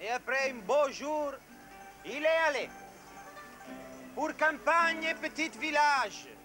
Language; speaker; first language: French; non-native, learner; Italian